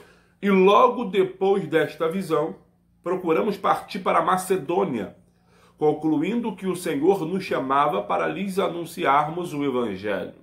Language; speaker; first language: Portuguese; native; Portuguese